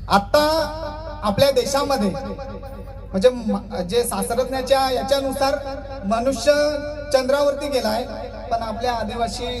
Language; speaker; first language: Marathi; native; Marathi